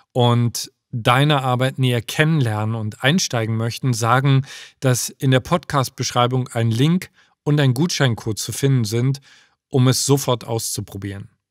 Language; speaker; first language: German; native; German